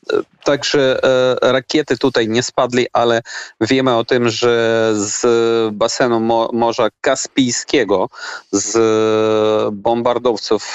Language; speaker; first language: Polish; non-native, fluent; Ukrainian